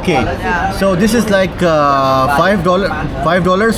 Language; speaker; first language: English; non-native, local second language; Urdu